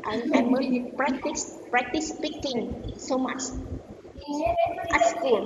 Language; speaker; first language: English; non-native, learner; Vietnamese